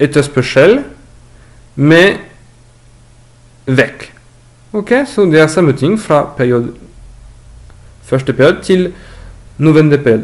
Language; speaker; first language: Norwegian; non-native, fluent; French